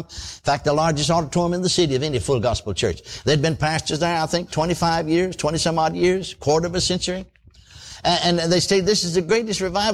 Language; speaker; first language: English; native; English